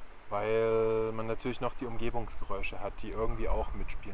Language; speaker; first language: German; native; German